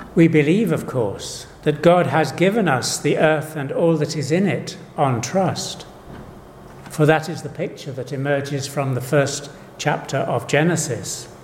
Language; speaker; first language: English; native; English